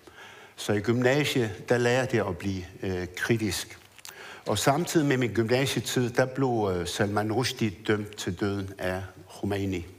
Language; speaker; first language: Danish; early bilingual, other home language; Arabic